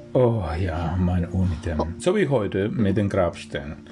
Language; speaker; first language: German; non-native, fluent; Spanish